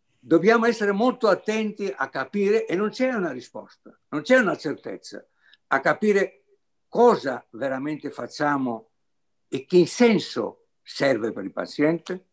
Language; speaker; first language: Italian; non-native, fluent; Greek